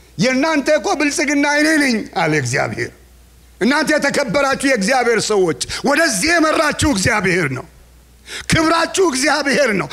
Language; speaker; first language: Amharic; non-native, local second language; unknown